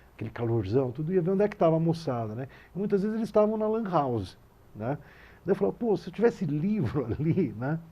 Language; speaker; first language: Portuguese; native; Portuguese